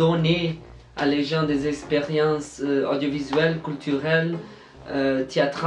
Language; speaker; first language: French; non-native, learner; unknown